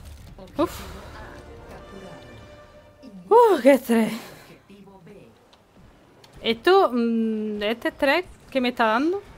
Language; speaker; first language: Spanish; native; Spanish